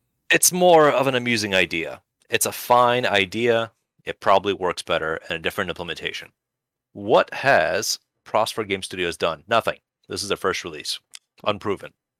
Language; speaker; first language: English; early bilingual, other home language; Russian